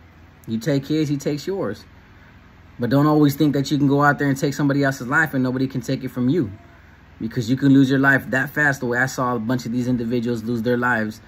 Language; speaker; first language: English; native; English